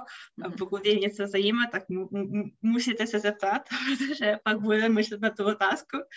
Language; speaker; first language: Czech; non-native, fluent; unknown